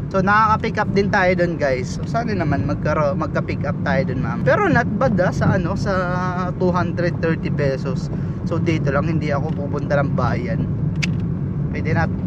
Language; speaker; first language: Filipino; native; Filipino